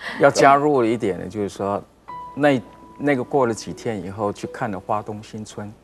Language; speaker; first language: Chinese; native; Chinese